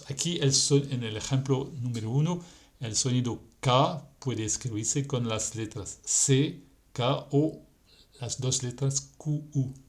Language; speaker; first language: Spanish; non-native, fluent; French